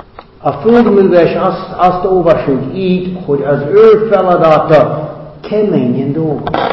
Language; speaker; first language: Hungarian; non-native, fluent; English